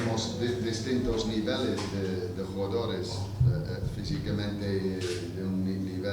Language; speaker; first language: Spanish; non-native, fluent; English